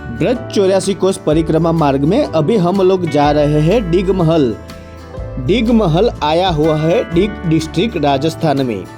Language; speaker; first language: Hindi; non-native, local second language; Gujarati